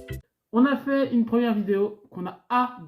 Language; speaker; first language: French; native; French